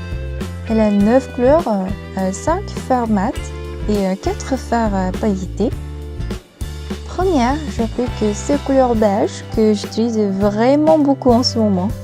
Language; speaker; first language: French; non-native, learner; Korean